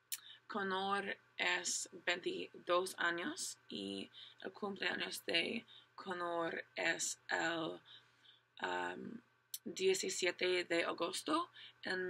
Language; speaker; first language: Spanish; non-native, learner; English